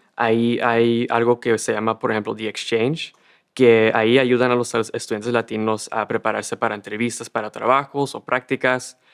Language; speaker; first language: Spanish; early bilingual, heritage; Spanish